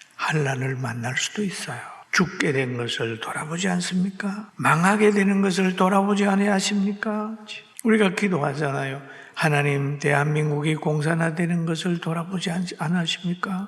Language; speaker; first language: Korean; native; Korean